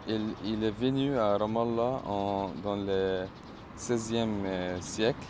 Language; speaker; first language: French; non-native, fluent; Arabic